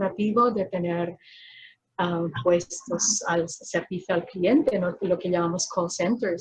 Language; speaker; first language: Spanish; non-native, fluent; Filipino